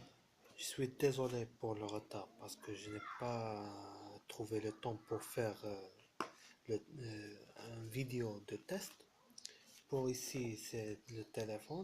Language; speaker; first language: French; non-native, fluent; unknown